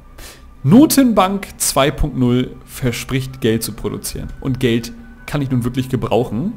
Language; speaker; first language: German; native; German